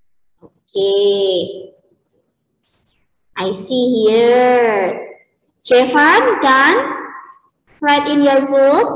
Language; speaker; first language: English; non-native, learner; Indonesian